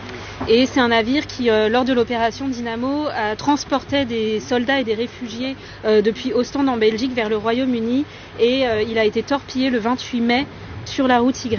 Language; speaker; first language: French; native; French